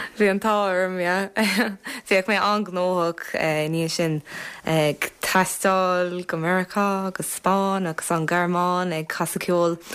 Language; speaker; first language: Irish; non-native, local second language; English